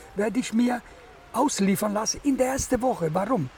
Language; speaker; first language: German; non-native, fluent; Italian